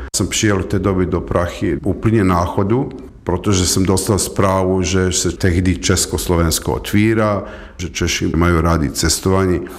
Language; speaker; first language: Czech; non-native, fluent; Serbian